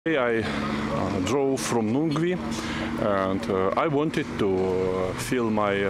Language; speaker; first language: English; non-native, learner; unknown